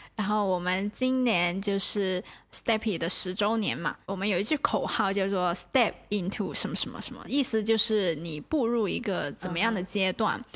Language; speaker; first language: Chinese; non-native, local second language; Cantonese